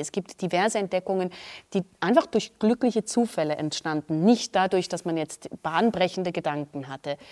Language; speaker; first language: German; native; German